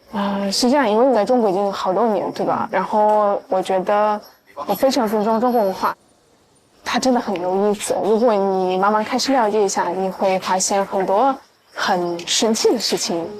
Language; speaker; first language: Chinese; non-native, fluent; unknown